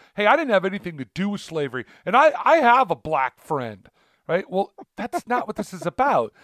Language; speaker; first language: English; early bilingual, other home language; Italian